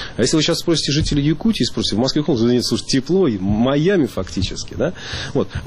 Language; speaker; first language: Russian; native; Russian